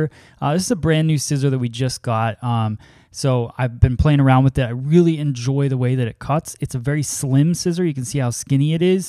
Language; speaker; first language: English; native; English